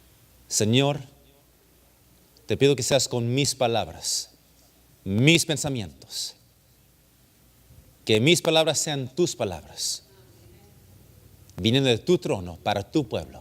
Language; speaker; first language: Spanish; early bilingual, heritage; English